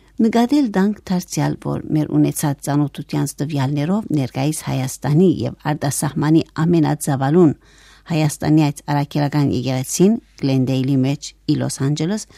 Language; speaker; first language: Armenian; native; Armenian